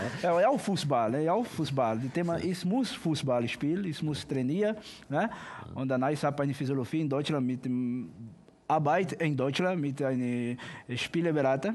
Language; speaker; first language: German; non-native, learner; Portuguese